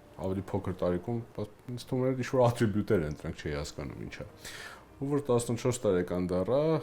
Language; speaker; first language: Armenian; early bilingual, heritage; Armenian